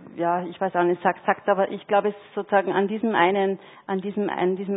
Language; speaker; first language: German; native; German